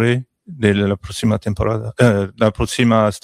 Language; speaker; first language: Italian; non-native, learner; French